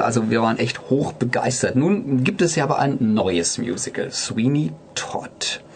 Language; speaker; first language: German; native; German